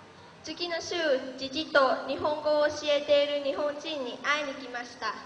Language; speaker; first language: Japanese; early bilingual, other home language; Lao